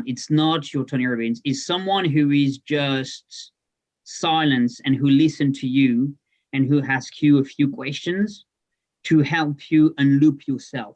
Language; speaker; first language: English; non-native, fluent; French